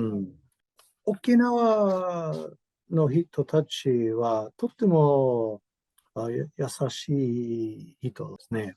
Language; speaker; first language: Japanese; non-native, learner; English